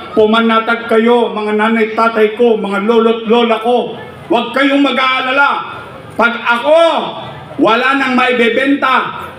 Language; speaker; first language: Filipino; native; Filipino